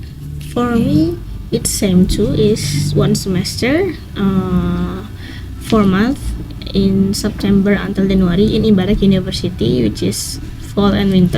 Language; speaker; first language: English; non-native, learner; Indonesian